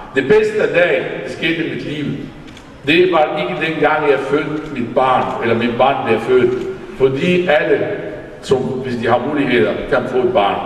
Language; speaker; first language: Danish; non-native, fluent; Arabic